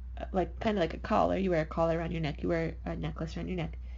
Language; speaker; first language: English; native; English